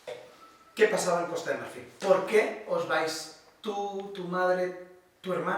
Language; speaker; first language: Spanish; native; Spanish